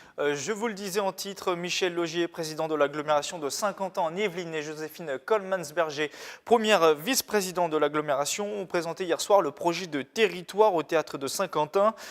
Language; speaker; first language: French; native; French